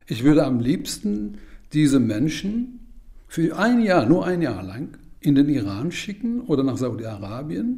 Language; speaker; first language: German; non-native, fluent; Persian